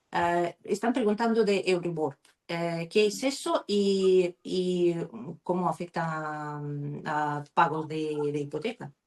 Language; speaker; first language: Spanish; non-native, learner; Russian